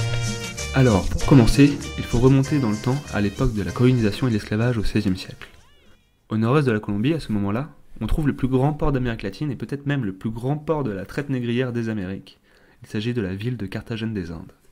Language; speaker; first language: French; native; French